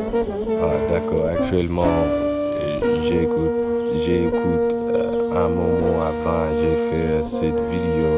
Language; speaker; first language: French; non-native, learner; English